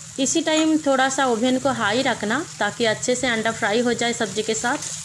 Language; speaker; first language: Hindi; non-native, local second language; Bangla